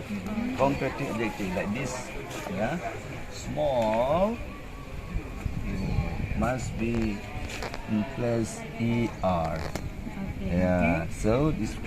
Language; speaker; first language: English; non-native, learner; Indonesian